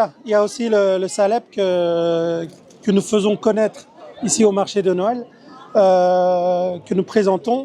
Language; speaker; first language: French; early bilingual, other home language; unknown